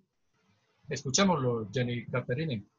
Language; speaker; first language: Spanish; native; Spanish